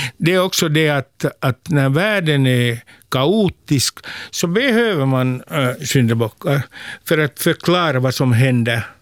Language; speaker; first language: Swedish; non-native, local second language; Finnish